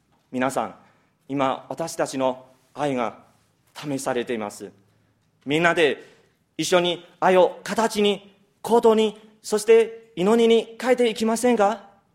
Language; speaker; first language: Japanese; non-native, fluent; Chinese